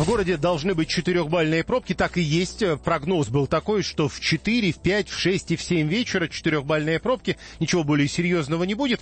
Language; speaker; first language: Russian; native; Russian